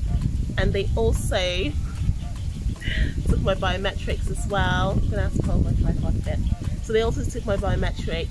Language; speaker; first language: English; non-native, local second language; Akan